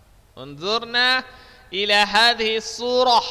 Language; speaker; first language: Arabic; non-native, fluent; Indonesian